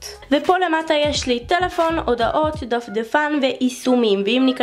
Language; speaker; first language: Hebrew; native; Hebrew